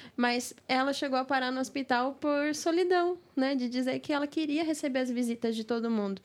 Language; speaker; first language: Portuguese; native; Portuguese